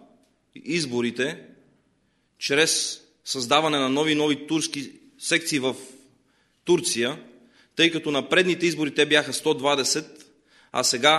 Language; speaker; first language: Bulgarian; native; Bulgarian